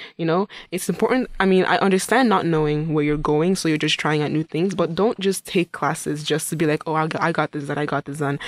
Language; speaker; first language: English; non-native, local second language; Igbo